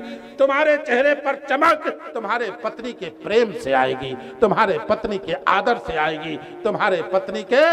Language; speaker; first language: Hindi; native; Hindi